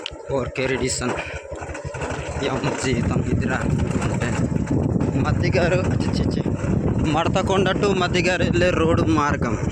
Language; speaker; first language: Telugu; native; Telugu